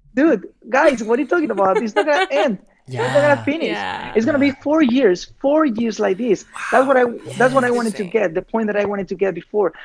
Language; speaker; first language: English; non-native, fluent; Spanish